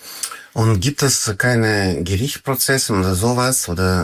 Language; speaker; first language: German; non-native, learner; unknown